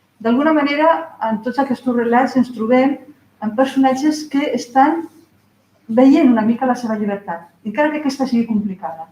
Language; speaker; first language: Catalan; non-native, local second language; Spanish